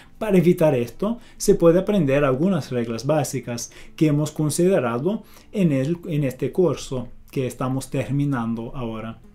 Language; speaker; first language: Spanish; non-native, fluent; English